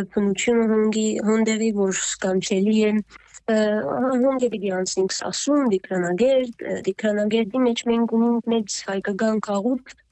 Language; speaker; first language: Armenian; early bilingual, heritage; Armenian